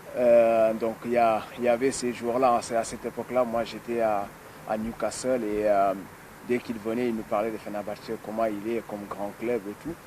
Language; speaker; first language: French; non-native, local second language; Wolof